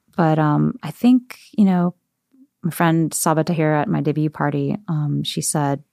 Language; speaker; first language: English; native; English